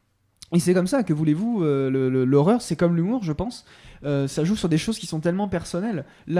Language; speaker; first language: French; native; French